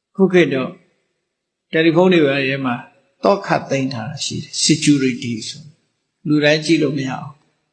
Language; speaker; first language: Burmese; native; Burmese